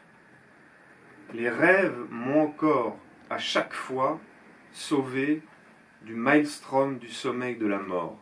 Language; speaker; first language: French; native; French